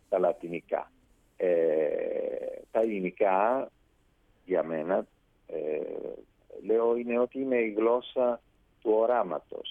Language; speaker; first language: Greek; non-native, fluent; Italian